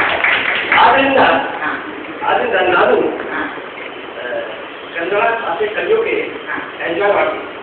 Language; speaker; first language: Kannada; non-native, learner; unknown